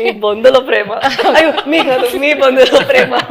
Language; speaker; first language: Telugu; non-native, local second language; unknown